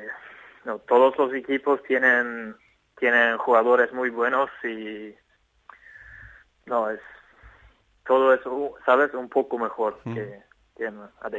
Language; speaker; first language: Spanish; non-native, fluent; Swedish